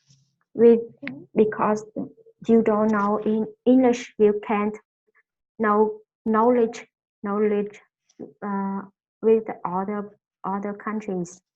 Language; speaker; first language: English; non-native, learner; Vietnamese